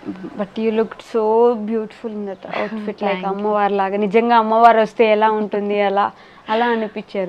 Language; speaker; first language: Telugu; native; Telugu